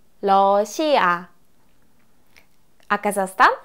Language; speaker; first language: Russian; non-native, fluent; Korean